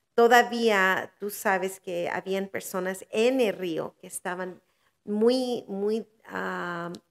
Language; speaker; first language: Spanish; early bilingual, heritage; Spanish